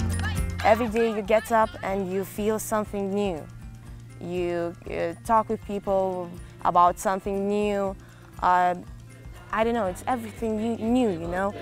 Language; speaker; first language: English; non-native, fluent; Lithuanian